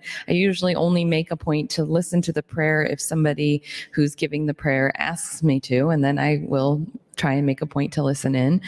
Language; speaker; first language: English; native; English